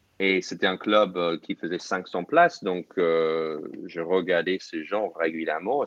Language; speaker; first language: French; non-native, fluent; English